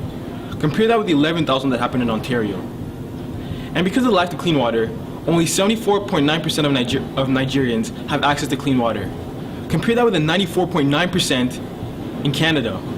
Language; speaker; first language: English; early bilingual, other home language; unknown